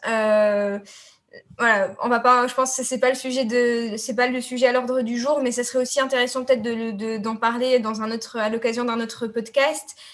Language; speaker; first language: French; non-native, local second language; Arabic